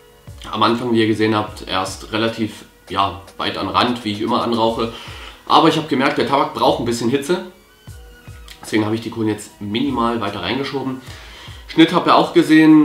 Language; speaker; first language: German; native; German